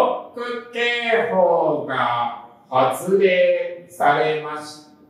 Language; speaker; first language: Japanese; early bilingual, other home language; Russian